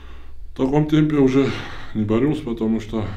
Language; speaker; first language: Russian; non-native, fluent; Georgian